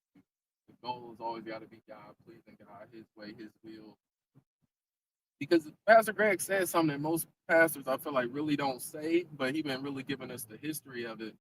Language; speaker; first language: English; native; English